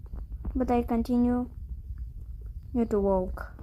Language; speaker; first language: English; non-native, learner; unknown